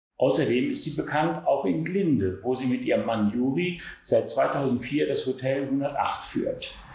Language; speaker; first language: German; native; German